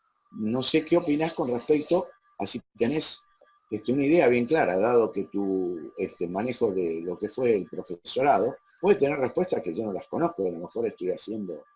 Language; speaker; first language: Spanish; native; Spanish